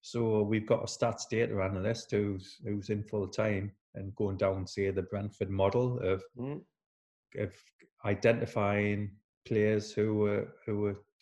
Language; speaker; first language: English; native; English